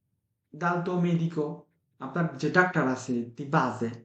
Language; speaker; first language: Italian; non-native, fluent; Bangla